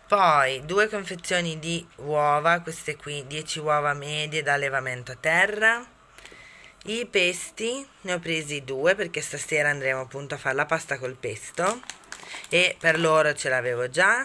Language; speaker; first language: Italian; native; Italian